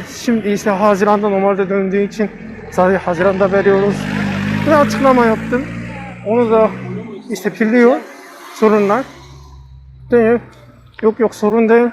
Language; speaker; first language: Turkish; non-native, learner; Korean